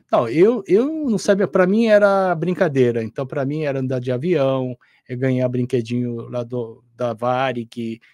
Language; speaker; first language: Portuguese; non-native, fluent; Korean